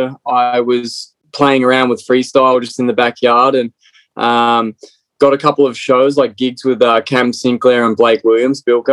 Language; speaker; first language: English; native; English